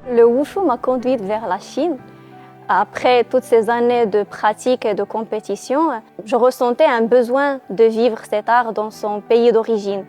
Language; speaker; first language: French; non-native, local second language; Arabic